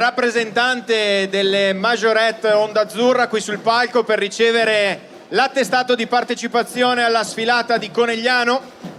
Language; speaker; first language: Italian; native; Italian